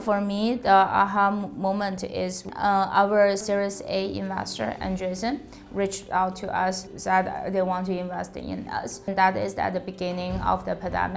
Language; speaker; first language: English; non-native, fluent; Chinese